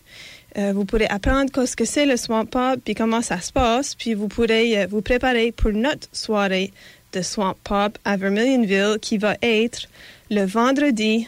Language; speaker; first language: French; native; French